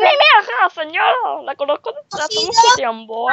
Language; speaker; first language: Spanish; native; Spanish